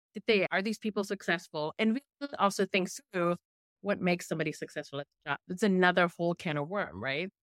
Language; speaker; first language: English; non-native, fluent; German